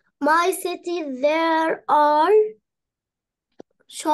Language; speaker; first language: English; non-native, learner; Arabic